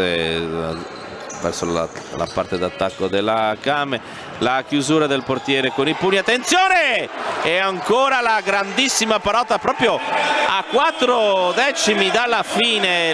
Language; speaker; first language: Italian; native; Italian